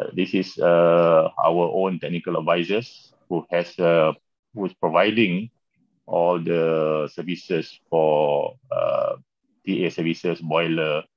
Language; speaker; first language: English; non-native, local second language; Malay